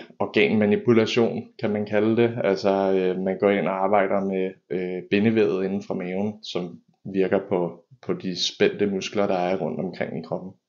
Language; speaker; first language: Danish; native; Danish